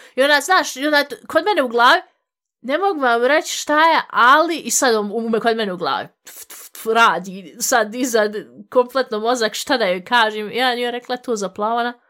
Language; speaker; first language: Bosnian; early bilingual, heritage; Bosnian